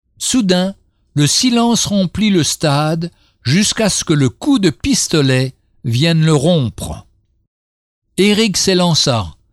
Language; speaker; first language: French; native; French